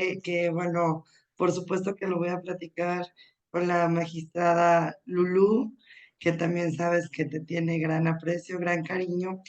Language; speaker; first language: Spanish; native; Spanish